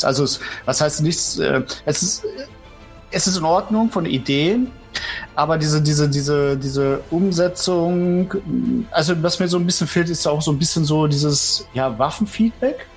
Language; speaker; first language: German; native; German